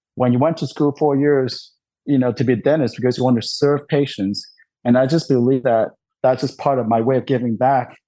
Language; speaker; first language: English; non-native, local second language; Cantonese